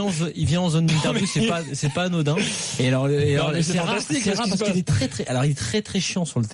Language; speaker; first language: French; native; French